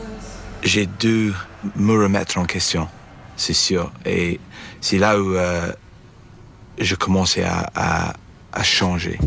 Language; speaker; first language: French; non-native, fluent; English